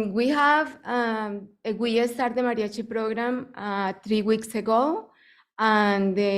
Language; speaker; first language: English; non-native, fluent; Spanish